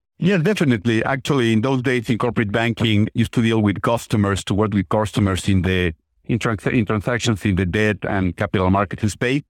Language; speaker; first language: English; non-native, fluent; Spanish